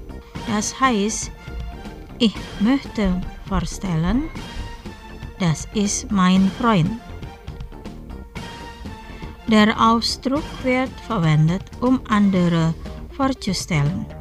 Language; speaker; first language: German; non-native, fluent; Indonesian